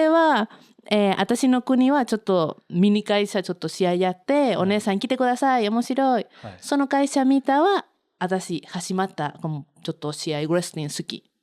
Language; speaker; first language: Japanese; non-native, learner; Spanish